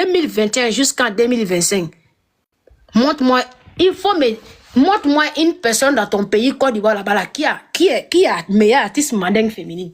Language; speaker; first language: French; non-native, local second language; Dyula